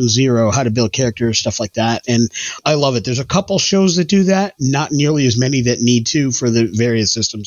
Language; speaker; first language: English; native; English